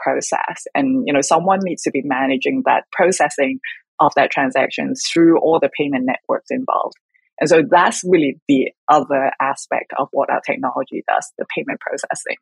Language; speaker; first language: English; non-native, local second language; Cantonese